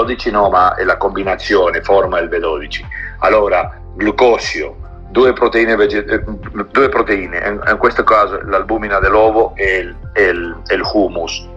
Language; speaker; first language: Italian; non-native, learner; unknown